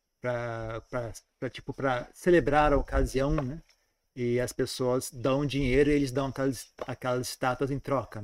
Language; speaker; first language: Portuguese; native; Portuguese